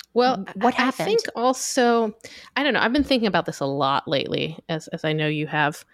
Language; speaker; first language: English; early bilingual, other home language; Hebrew